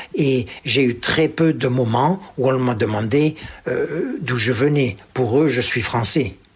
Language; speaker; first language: French; native; French